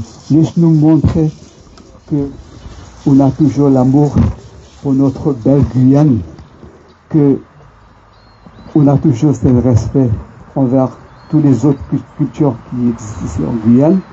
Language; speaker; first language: French; non-native, local second language; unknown